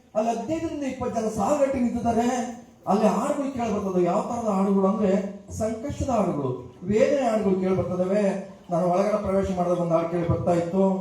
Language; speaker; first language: Kannada; native; Kannada